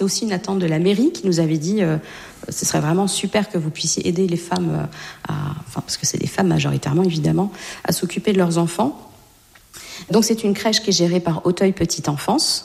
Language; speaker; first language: French; native; French